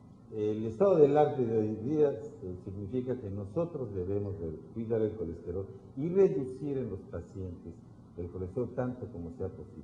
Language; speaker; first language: Spanish; native; Spanish